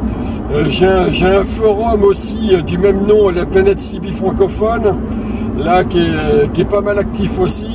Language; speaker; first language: French; native; French